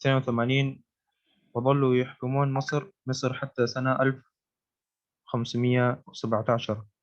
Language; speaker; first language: Arabic; non-native, learner; Indonesian